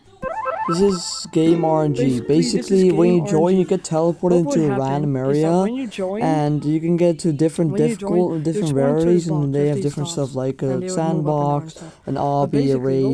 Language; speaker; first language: English; non-native, fluent; Dutch